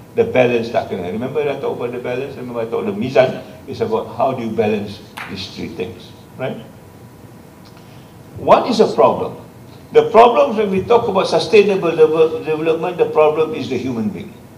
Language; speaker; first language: English; non-native, local second language; Malay